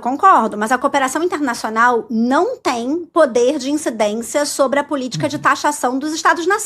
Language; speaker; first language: Portuguese; native; Portuguese